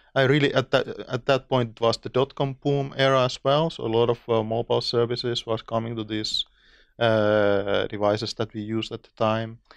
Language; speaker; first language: English; non-native, fluent; Finnish